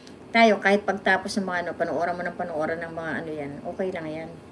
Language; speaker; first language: Filipino; native; Filipino